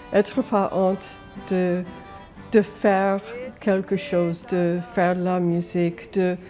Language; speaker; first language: French; non-native, local second language; English